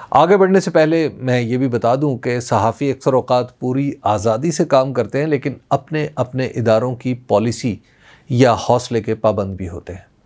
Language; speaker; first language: Urdu; non-native, local second language; Punjabi